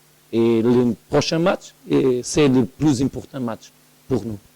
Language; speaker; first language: French; non-native, learner; Portuguese